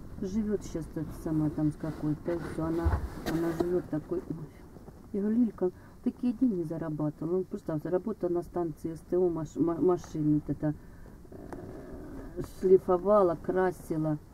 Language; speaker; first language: Russian; native; Russian